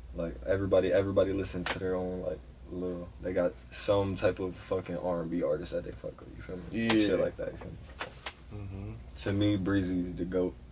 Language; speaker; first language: English; native; English